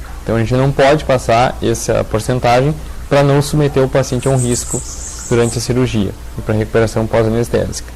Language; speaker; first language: Portuguese; native; Portuguese